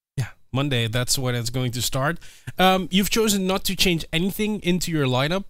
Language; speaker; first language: English; non-native, fluent; Dutch